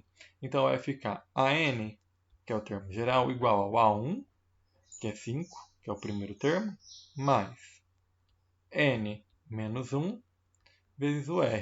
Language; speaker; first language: Portuguese; native; Portuguese